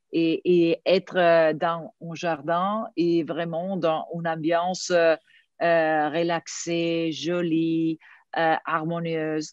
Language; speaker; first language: French; non-native, fluent; Italian